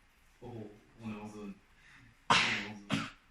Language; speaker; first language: French; native; French